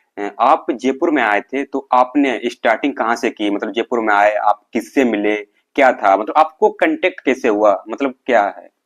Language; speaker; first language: Hindi; native; Hindi